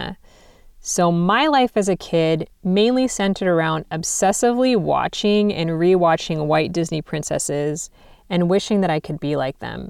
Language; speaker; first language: English; native; English